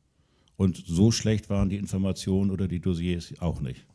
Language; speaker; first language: German; native; German